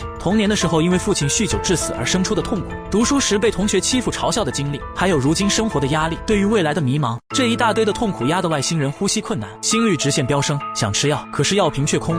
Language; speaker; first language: Chinese; native; Chinese